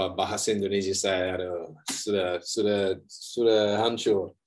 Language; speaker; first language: Indonesian; non-native, learner; English